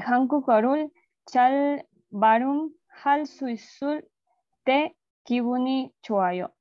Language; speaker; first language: Korean; non-native, learner; Spanish